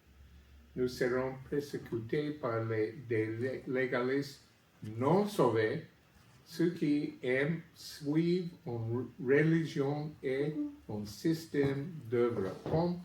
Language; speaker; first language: French; non-native, learner; English